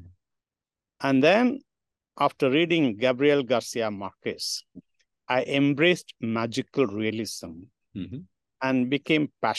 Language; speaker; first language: English; non-native, local second language; Tamil